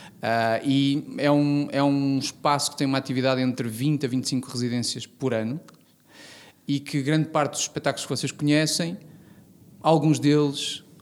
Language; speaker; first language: Portuguese; native; Portuguese